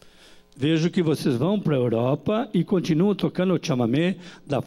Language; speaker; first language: Portuguese; native; Portuguese